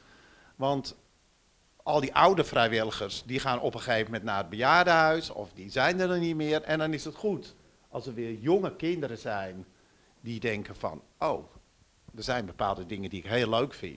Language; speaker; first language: Dutch; native; Dutch